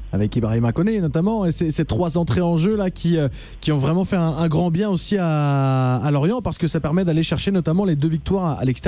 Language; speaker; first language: French; native; French